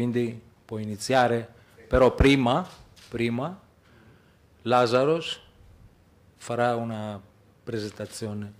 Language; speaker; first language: Italian; non-native, fluent; Greek